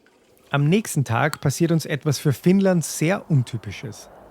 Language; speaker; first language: German; native; German